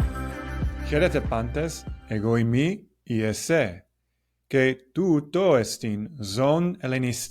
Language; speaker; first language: Greek; non-native, learner; English